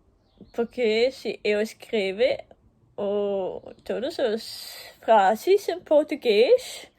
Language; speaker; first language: Portuguese; non-native, learner; German